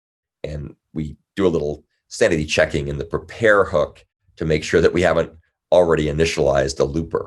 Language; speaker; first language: English; native; English